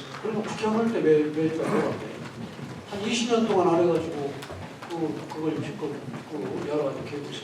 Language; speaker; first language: Korean; native; Korean